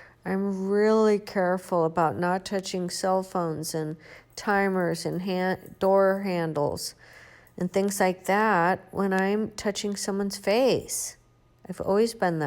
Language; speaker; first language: English; native; English